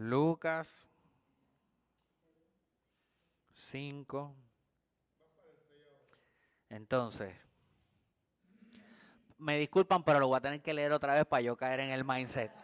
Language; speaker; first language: Spanish; native; Spanish